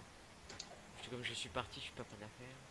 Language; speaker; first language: French; native; French